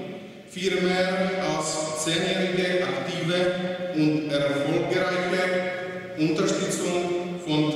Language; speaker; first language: German; non-native, fluent; Czech